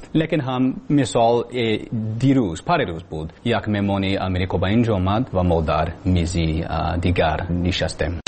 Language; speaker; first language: Persian; non-native, learner; English